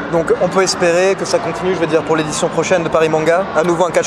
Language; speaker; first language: French; native; French